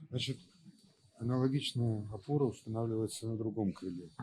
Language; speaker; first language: Russian; native; Russian